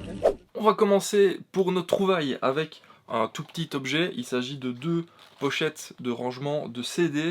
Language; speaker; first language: French; native; French